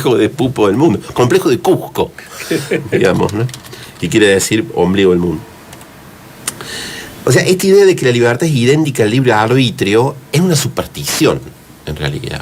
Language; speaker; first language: Spanish; native; Spanish